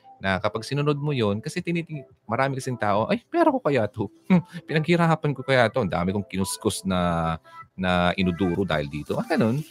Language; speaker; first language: Filipino; non-native, local second language; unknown